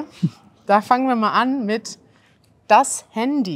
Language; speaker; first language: German; native; German